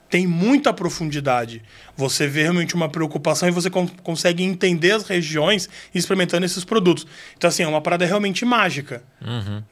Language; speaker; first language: Portuguese; native; Portuguese